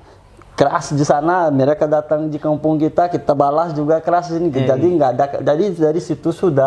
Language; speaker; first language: Indonesian; non-native, fluent; Portuguese